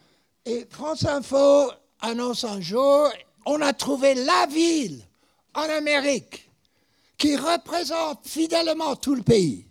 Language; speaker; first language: French; non-native, fluent; English